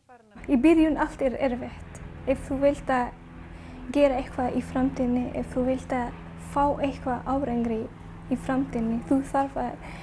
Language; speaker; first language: Icelandic; non-native, learner; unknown